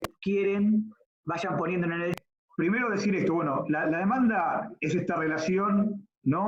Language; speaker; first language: Spanish; native; Spanish